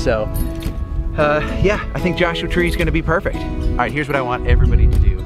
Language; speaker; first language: English; native; English